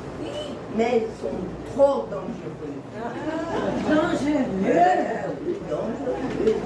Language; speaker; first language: French; non-native, learner; Portuguese